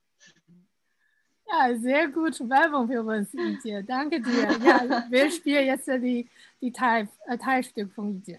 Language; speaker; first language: German; non-native, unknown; Chinese